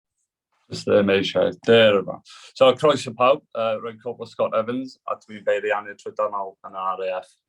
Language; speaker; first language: Welsh; non-native, local second language; English